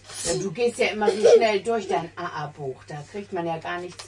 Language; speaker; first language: German; native; German